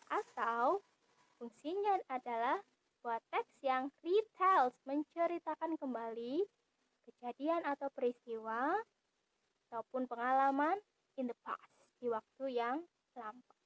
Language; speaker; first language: Indonesian; native; Indonesian